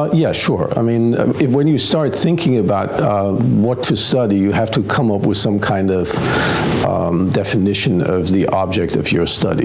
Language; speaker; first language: English; non-native, fluent; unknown